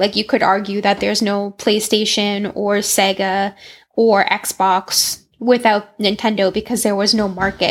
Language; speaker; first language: English; native; English